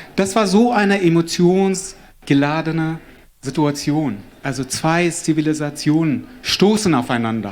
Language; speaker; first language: German; non-native, fluent; Arabic